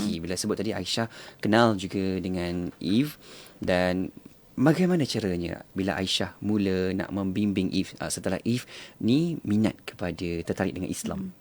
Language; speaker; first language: Malay; native; Malay